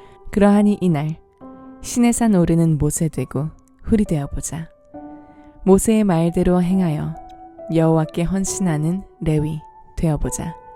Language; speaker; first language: Korean; native; Korean